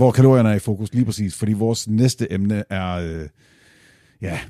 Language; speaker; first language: Danish; native; Danish